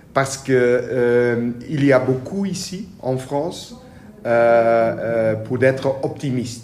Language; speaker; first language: French; non-native, learner; Dutch